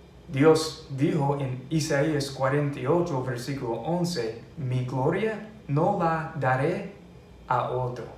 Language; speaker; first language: Spanish; non-native, fluent; English